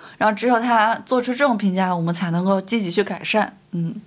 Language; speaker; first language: Chinese; native; Chinese